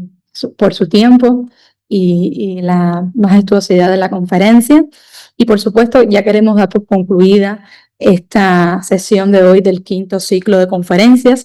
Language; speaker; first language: Spanish; native; Spanish